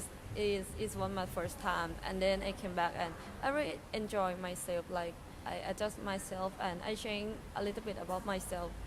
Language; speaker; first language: English; non-native, fluent; Thai